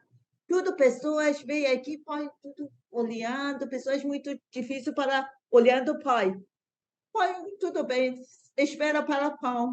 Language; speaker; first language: Portuguese; non-native, learner; Persian